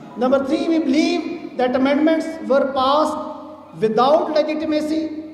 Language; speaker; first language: English; non-native, local second language; Urdu